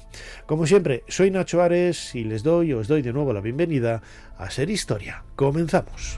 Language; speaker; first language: Spanish; native; Spanish